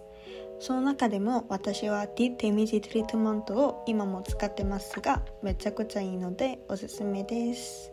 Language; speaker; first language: Japanese; non-native, fluent; Korean